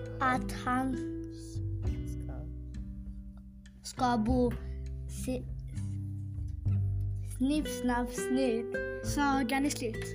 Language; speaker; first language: Swedish; non-native, learner; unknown